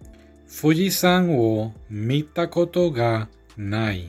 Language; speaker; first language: Japanese; non-native, learner; English